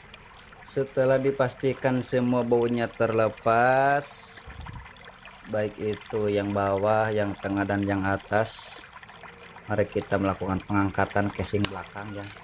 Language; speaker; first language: Indonesian; non-native, local second language; Sundanese